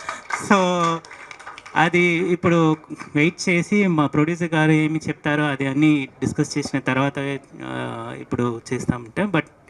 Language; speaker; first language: Telugu; non-native, learner; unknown